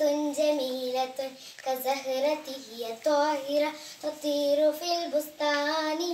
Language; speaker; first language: Arabic; non-native, learner; Malayalam